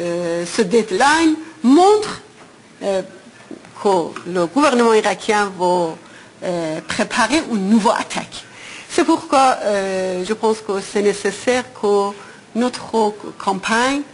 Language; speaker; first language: French; non-native, fluent; Persian